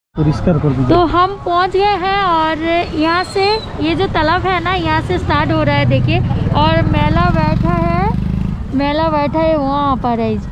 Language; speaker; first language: Hindi; non-native, local second language; Bangla